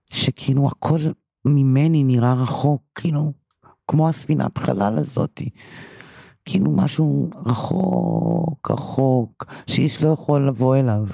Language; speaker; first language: Hebrew; early bilingual, other home language; English